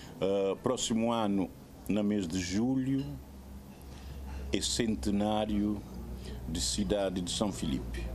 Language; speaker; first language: Portuguese; non-native, local second language; Kabuverdianu